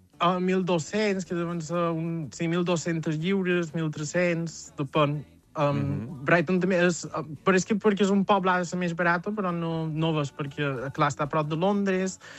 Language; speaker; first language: Catalan; native; Catalan